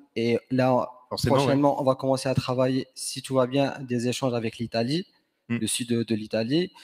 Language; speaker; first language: French; non-native, local second language; Arabic